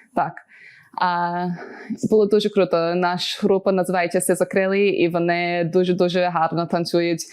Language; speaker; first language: Ukrainian; early bilingual, heritage; Ukrainian